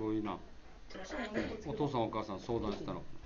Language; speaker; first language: Japanese; native; Japanese